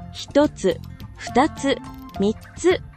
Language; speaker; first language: Japanese; non-native, learner; Filipino